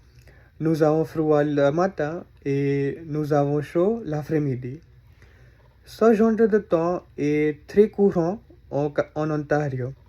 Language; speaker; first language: French; non-native, learner; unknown